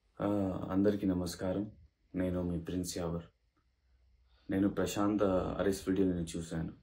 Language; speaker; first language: Telugu; non-native, learner; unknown